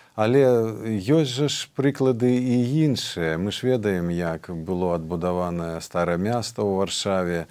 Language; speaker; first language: Belarusian; native; Belarusian